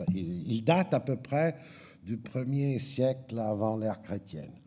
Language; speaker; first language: French; native; French